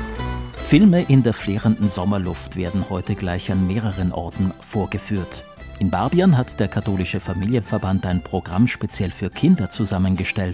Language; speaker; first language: German; native; German